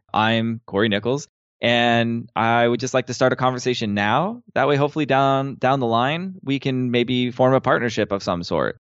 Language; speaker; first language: English; native; English